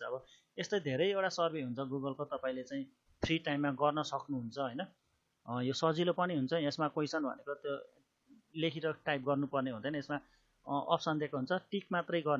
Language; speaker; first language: Nepali; native; Nepali